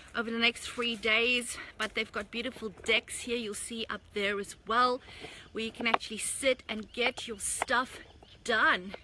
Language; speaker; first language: English; native; English